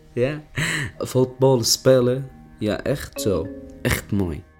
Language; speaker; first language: Dutch; non-native, learner; Arabic